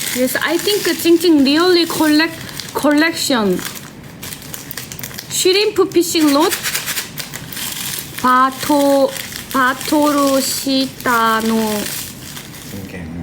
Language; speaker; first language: English; non-native, learner; Thai